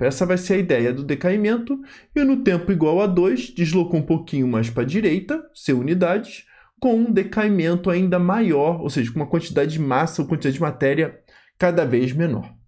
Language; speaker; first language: Portuguese; native; Portuguese